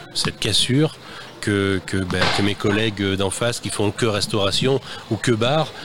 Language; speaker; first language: French; native; French